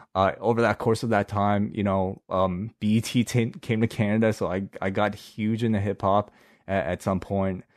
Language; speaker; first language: English; non-native, local second language; Cantonese